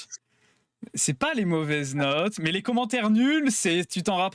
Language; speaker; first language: French; native; French